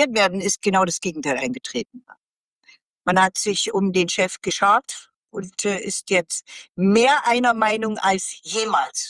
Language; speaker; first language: German; native; German